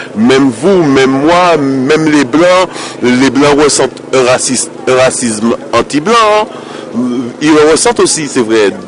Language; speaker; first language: French; native; French